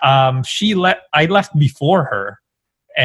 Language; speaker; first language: English; non-native, local second language; Filipino